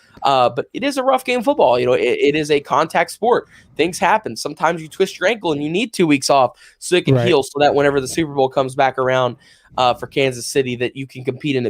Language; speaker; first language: English; native; English